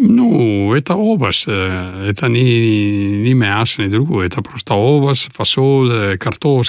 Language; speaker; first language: Russian; non-native, learner; Italian